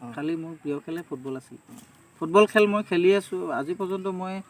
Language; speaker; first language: Assamese; non-native, local second language; Bodo